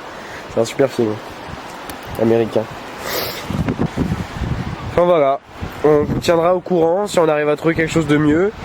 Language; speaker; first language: French; native; French